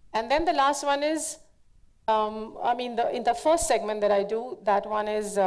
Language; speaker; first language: English; non-native, local second language; Hindi